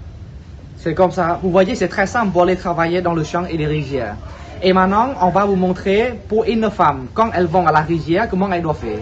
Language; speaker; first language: French; non-native, fluent; Khmer